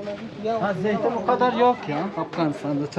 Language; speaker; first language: Turkish; non-native, learner; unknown